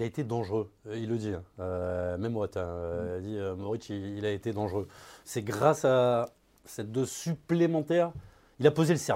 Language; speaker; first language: French; native; French